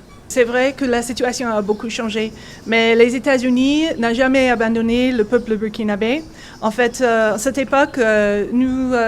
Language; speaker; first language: French; non-native, fluent; English